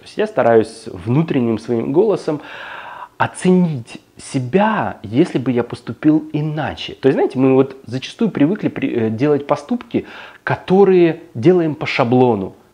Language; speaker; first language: Russian; native; Russian